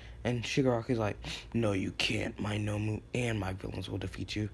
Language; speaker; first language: English; native; English